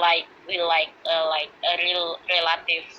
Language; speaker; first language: English; non-native, learner; Indonesian